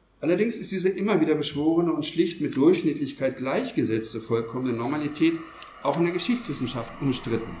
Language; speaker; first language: German; native; German